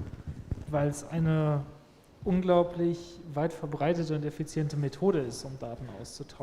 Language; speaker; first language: German; native; German